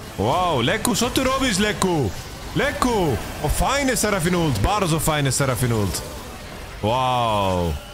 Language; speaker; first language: Polish; non-native, learner; Swedish